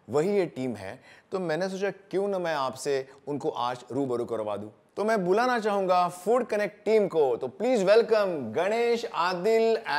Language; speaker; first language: Hindi; non-native, local second language; Marathi